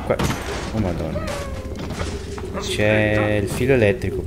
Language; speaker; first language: Italian; native; Italian